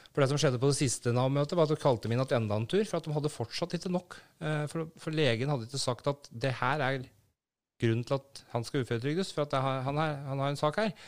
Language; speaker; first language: Norwegian; native; Norwegian